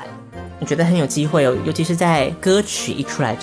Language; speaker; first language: Chinese; native; Chinese